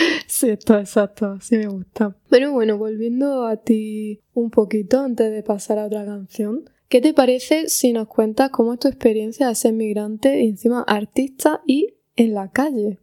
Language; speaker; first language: Spanish; native; Spanish